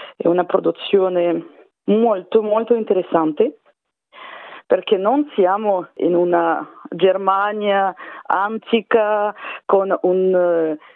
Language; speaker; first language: Italian; non-native, fluent; Russian